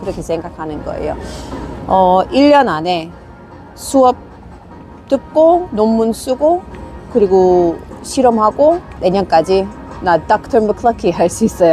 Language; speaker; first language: Korean; non-native, fluent; English